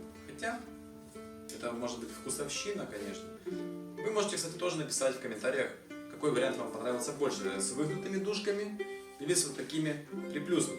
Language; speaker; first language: Russian; native; Russian